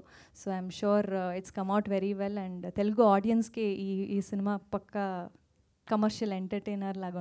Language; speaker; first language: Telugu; non-native, local second language; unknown